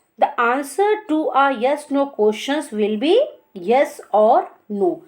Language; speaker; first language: Hindi; native; Hindi